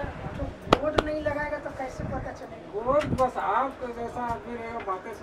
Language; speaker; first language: Hindi; native; Hindi